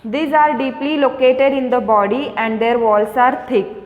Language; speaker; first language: English; non-native, local second language; Marathi